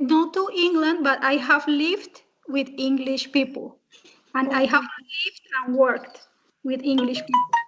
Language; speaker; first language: English; non-native, fluent; Spanish